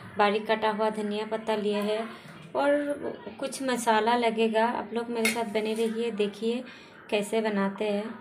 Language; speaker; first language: Hindi; non-native, local second language; Bangla